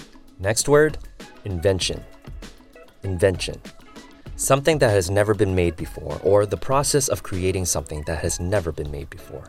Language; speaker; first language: English; native; English